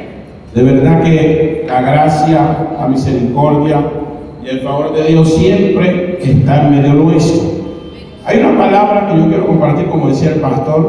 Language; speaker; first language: Spanish; native; Spanish